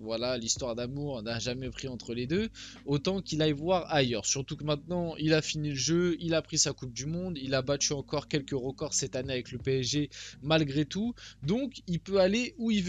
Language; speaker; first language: French; early bilingual, other home language; Portuguese